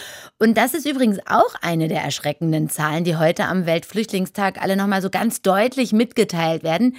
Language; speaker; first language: German; native; German